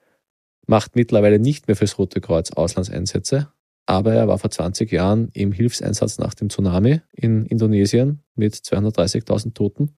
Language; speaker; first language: German; native; German